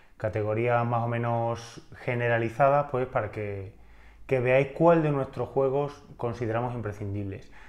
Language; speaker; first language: Spanish; native; Spanish